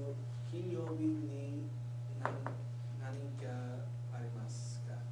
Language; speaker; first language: Japanese; non-native, learner; English